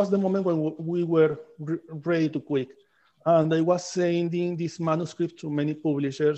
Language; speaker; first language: English; non-native, fluent; Spanish